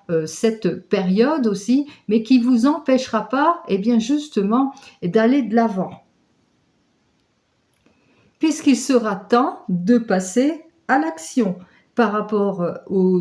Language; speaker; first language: French; native; French